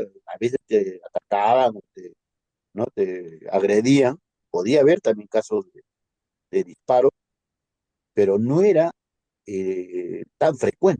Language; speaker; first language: Spanish; native; Spanish